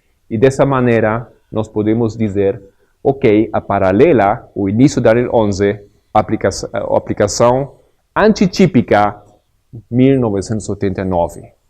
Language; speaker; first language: Portuguese; non-native, fluent; Spanish